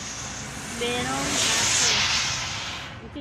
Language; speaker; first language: Filipino; non-native, local second language; Cebuano